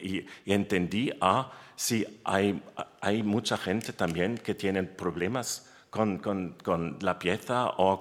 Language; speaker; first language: Spanish; non-native, learner; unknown